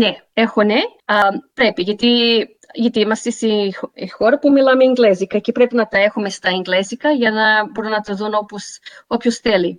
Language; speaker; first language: Greek; early bilingual, heritage; Greek